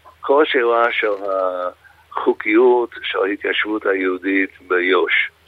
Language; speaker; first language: Hebrew; non-native, fluent; English